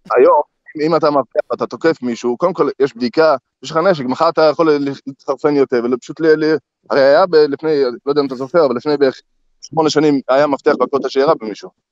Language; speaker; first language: Hebrew; non-native, fluent; English